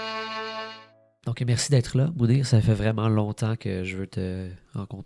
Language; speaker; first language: French; native; French